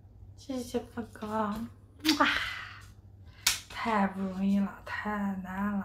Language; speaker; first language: Chinese; native; Chinese